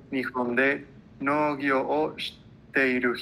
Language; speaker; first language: Japanese; non-native, learner; Spanish